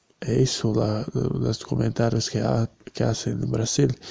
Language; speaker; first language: Spanish; non-native, learner; Portuguese